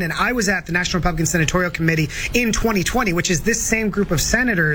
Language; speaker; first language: English; native; English